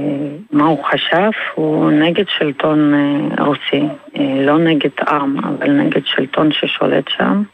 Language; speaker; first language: Hebrew; non-native, fluent; Russian